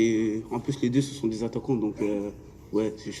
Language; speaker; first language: French; native; French